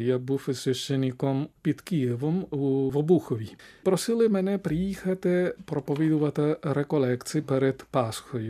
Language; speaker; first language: Ukrainian; non-native, fluent; Spanish